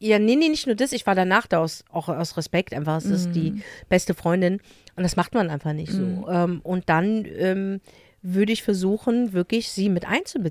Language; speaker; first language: German; native; German